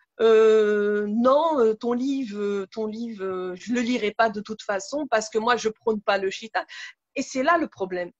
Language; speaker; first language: French; native; French